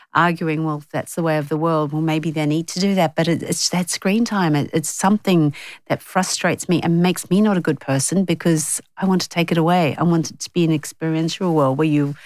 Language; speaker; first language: English; native; English